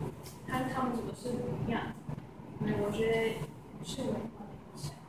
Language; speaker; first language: Chinese; non-native, learner; English